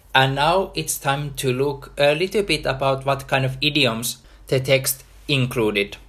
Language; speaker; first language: English; non-native, fluent; Finnish